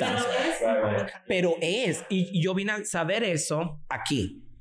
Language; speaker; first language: Spanish; native; Spanish